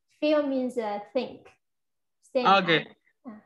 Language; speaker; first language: English; non-native, fluent; Chinese